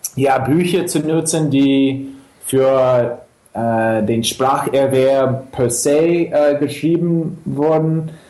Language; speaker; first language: German; non-native, fluent; English